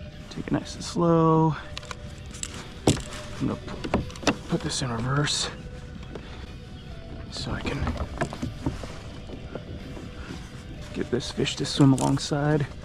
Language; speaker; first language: English; native; English